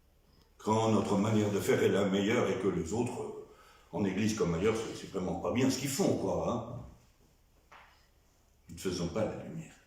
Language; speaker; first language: French; native; French